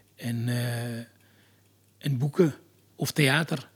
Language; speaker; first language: Dutch; non-native, fluent; Arabic